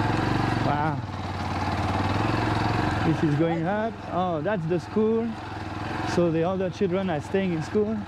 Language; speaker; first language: English; non-native, fluent; French